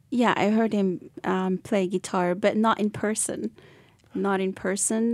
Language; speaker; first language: English; non-native, fluent; Arabic